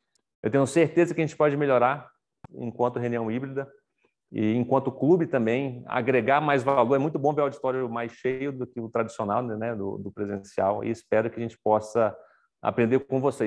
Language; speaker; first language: Portuguese; native; Portuguese